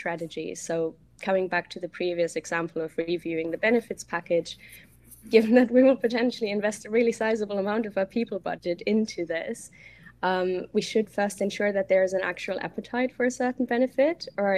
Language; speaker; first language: English; non-native, fluent; German